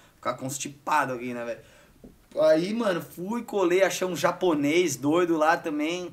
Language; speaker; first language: Portuguese; native; Portuguese